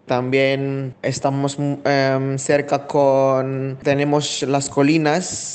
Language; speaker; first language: Spanish; non-native, fluent; Indonesian